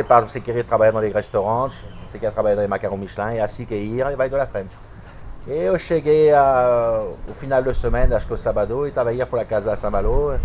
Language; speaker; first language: Portuguese; non-native, fluent; French